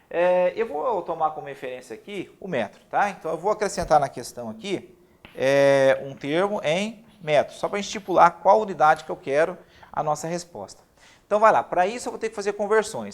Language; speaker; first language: Portuguese; native; Portuguese